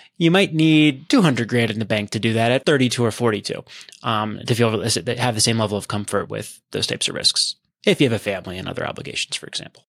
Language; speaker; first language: English; native; English